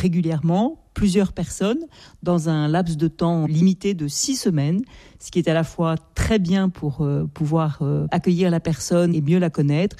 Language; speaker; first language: French; native; French